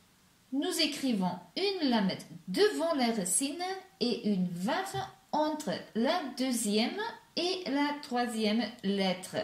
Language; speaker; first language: French; non-native, fluent; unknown